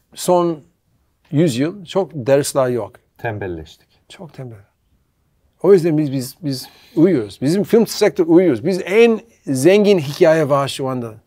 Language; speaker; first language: Turkish; non-native, learner; English